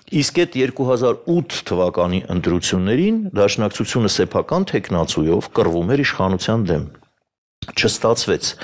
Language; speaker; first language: Armenian; native; Armenian